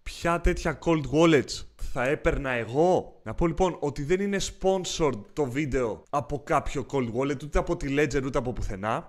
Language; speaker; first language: Greek; native; Greek